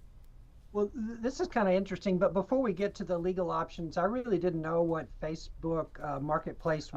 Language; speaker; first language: English; native; English